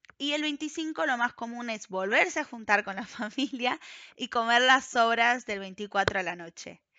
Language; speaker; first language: Spanish; native; Spanish